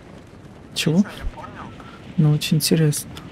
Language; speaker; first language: Russian; native; Russian